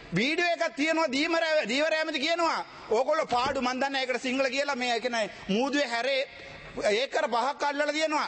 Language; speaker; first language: Sinhala; non-native, local second language; Tamil